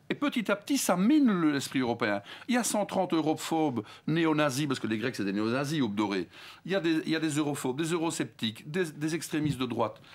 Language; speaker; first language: French; native; French